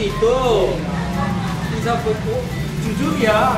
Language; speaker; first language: Indonesian; non-native, learner; Korean